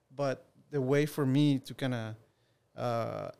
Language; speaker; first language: English; non-native, fluent; Spanish